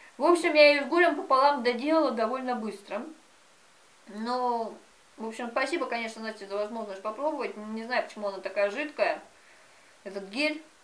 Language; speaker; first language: Russian; native; Russian